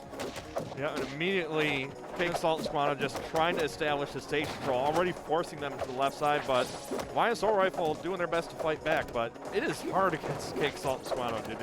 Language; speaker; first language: English; native; English